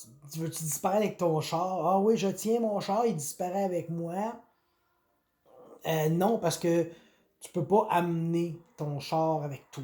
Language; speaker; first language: French; native; French